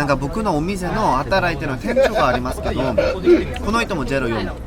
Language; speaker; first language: Japanese; non-native, learner; Korean